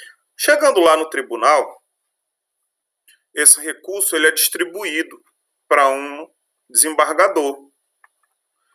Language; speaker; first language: Portuguese; native; Portuguese